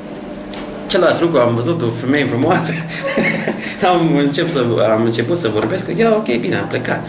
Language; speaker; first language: Romanian; non-native, learner; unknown